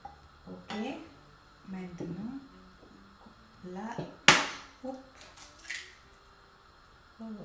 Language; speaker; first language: French; non-native, learner; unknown